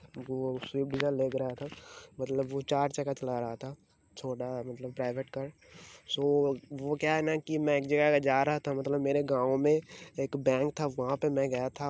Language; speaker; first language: Hindi; non-native, local second language; Bangla